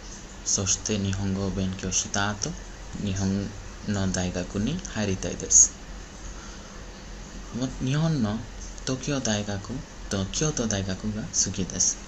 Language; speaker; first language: Japanese; non-native, learner; Bangla